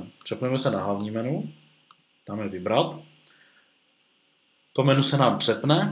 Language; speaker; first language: Czech; native; Czech